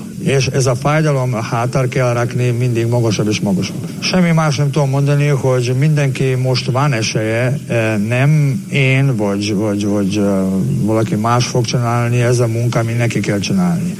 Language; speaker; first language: Hungarian; non-native, learner; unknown